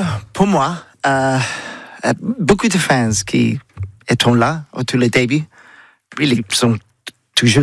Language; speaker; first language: French; non-native, learner; English